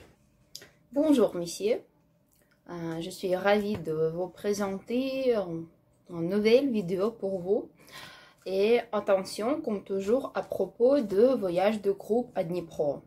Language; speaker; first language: French; non-native, learner; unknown